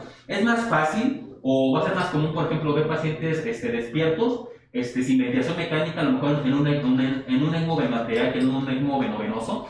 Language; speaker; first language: Spanish; native; Spanish